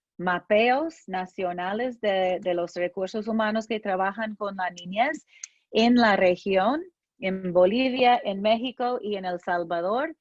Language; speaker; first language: Spanish; non-native, fluent; English